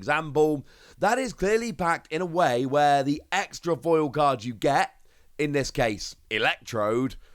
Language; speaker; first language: English; native; English